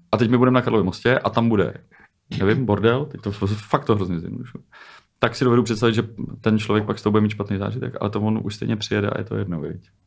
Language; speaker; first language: Czech; native; Czech